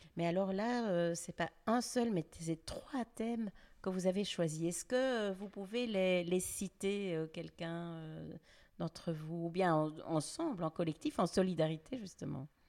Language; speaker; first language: French; native; French